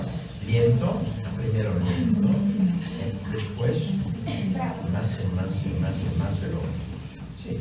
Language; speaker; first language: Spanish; non-native, learner; Italian